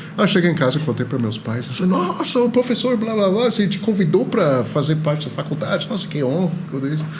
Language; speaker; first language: Portuguese; non-native, fluent; Chinese